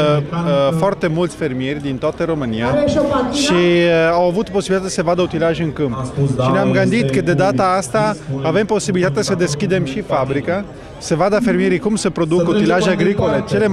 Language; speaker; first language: Romanian; non-native, fluent; Italian